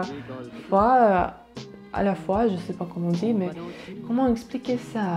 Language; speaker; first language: French; non-native, learner; Russian